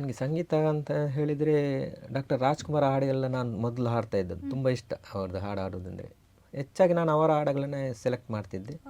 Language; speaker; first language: Kannada; non-native, local second language; Tulu